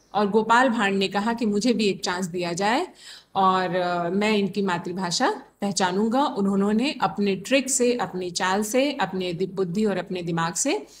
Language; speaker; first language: Hindi; native; Hindi